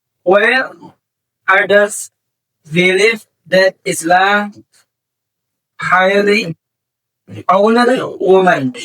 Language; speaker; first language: English; non-native, learner; Indonesian